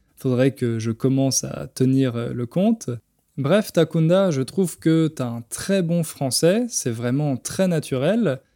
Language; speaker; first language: French; native; French